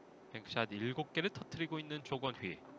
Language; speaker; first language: Korean; native; Korean